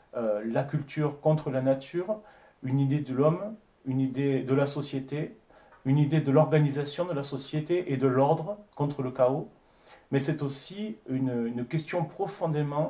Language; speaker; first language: French; native; French